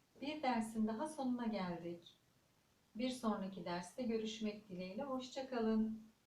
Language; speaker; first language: Turkish; native; Turkish